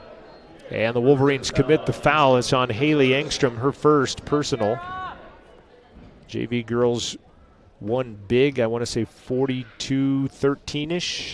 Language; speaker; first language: English; native; English